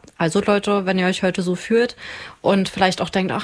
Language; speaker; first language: German; native; German